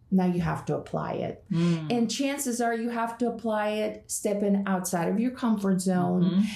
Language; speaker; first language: English; non-native, fluent; Russian